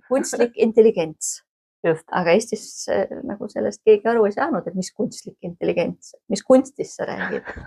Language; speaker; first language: Estonian; native; Estonian